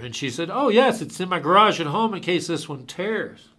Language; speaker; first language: English; native; English